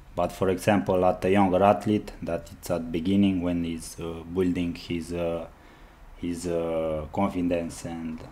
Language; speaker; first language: English; non-native, learner; Romanian